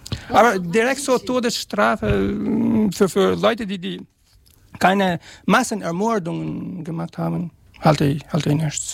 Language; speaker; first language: German; non-native, fluent; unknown